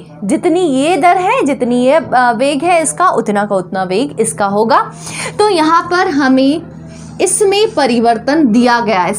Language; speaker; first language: Hindi; native; Hindi